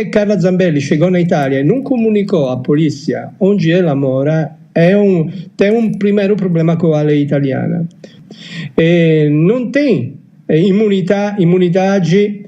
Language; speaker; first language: Portuguese; non-native, fluent; Italian